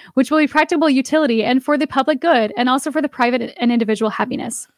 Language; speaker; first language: English; native; English